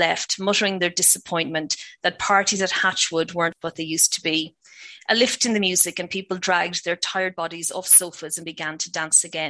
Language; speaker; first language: English; native; English